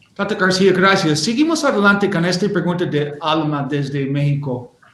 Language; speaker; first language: Spanish; non-native, learner; English